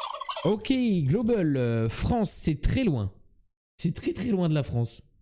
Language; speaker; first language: French; native; French